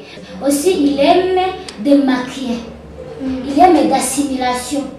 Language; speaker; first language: French; non-native, learner; Kinyarwanda